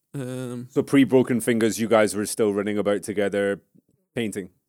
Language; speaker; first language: English; native; English